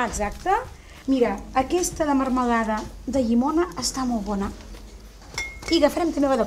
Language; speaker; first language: Catalan; native; Catalan